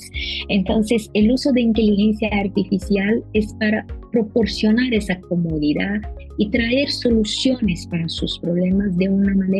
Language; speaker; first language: Spanish; non-native, fluent; Portuguese